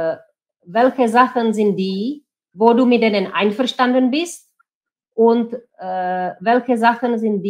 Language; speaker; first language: German; non-native, fluent; Czech